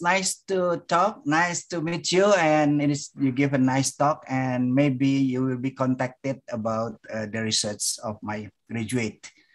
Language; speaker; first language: English; non-native, fluent; Indonesian